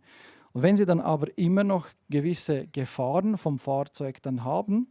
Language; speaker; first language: German; native; German